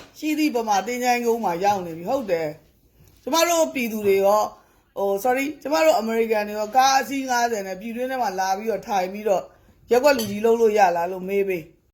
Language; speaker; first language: Burmese; native; Burmese